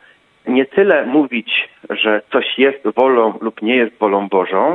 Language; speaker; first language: Polish; native; Polish